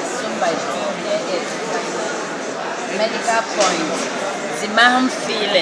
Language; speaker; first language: German; non-native, learner; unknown